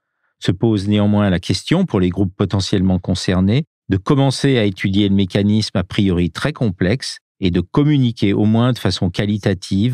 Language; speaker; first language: French; native; French